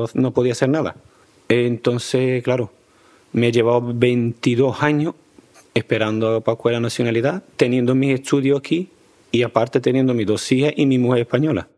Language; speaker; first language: Spanish; early bilingual, other home language; Albanian